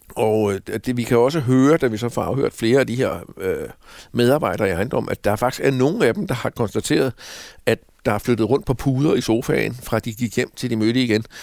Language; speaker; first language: Danish; native; Danish